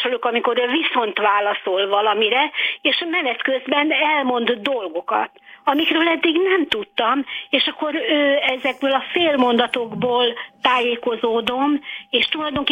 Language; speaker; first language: Hungarian; native; Hungarian